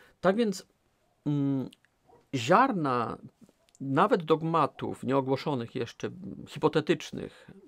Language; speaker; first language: Polish; native; Polish